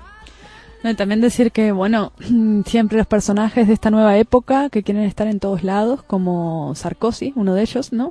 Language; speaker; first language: Spanish; native; Spanish